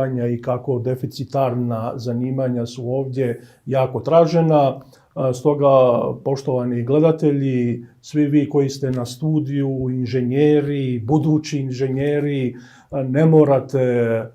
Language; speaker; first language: Bosnian; native; Bosnian